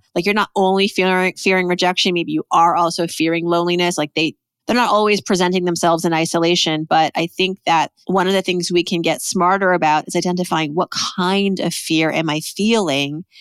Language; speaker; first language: English; early bilingual, other home language; Persian